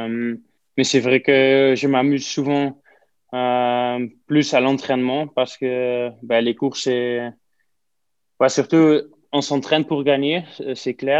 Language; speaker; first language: French; non-native, fluent; Dutch